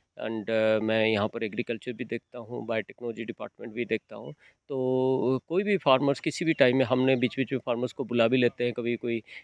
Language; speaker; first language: Hindi; non-native, local second language; Odia